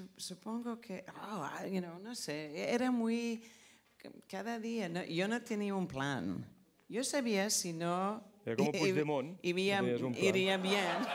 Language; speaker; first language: Spanish; non-native, fluent; English